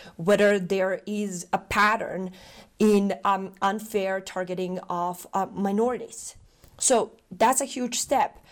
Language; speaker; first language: English; non-native, fluent; Macedonian